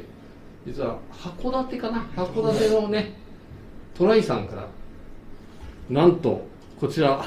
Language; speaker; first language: Japanese; native; Japanese